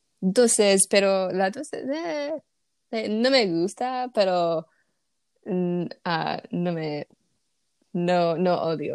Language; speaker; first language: Spanish; non-native, learner; English